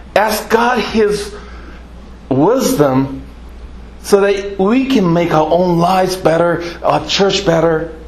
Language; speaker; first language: English; non-native, fluent; Japanese